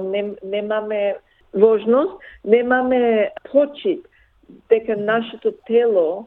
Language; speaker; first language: Macedonian; early bilingual, heritage; Macedonian